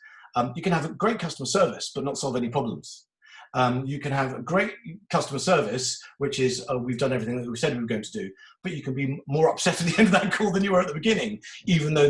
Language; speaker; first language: English; native; English